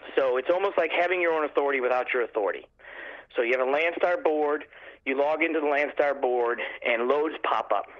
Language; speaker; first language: English; native; English